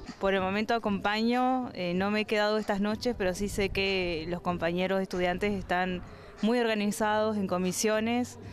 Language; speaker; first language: Spanish; native; Spanish